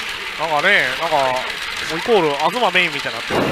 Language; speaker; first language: Japanese; native; Japanese